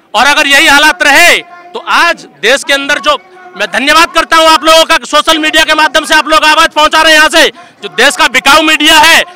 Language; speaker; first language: Hindi; native; Hindi